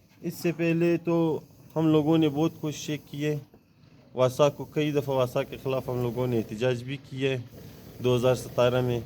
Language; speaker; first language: Urdu; non-native, local second language; Hazaragi